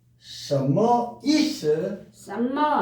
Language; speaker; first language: Chinese; non-native, fluent; Korean